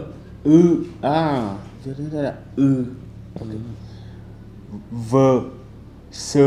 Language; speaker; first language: Vietnamese; non-native, learner; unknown